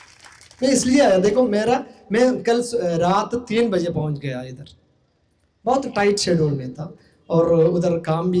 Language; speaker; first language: Hindi; non-native, local second language; Malayalam